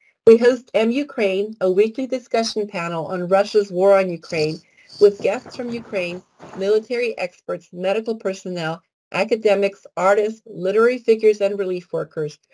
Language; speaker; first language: English; early bilingual, other home language; Ukrainian